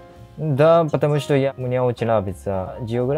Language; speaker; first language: Russian; non-native, learner; Japanese